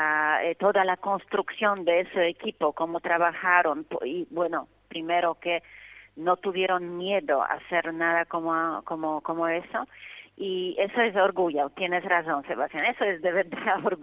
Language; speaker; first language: Spanish; non-native, fluent; Polish